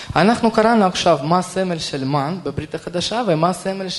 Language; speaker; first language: Hebrew; non-native, fluent; Russian